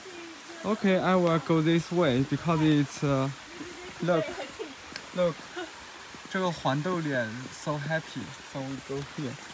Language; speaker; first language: English; non-native, learner; Chinese